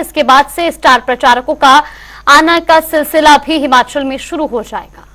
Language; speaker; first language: Hindi; native; Hindi